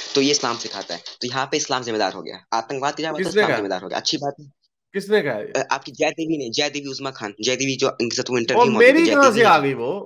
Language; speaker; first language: Hindi; native; Hindi